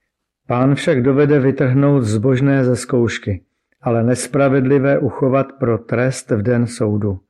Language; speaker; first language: Czech; native; Czech